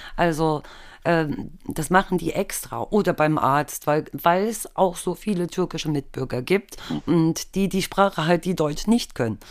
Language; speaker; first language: German; native; German